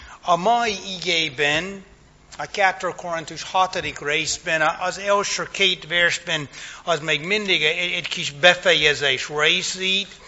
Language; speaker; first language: Hungarian; non-native, fluent; English